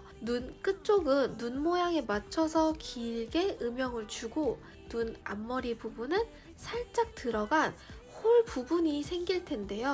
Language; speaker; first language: Korean; native; Korean